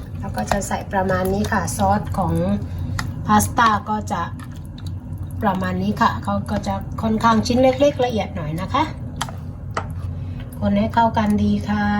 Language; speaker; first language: Thai; native; Thai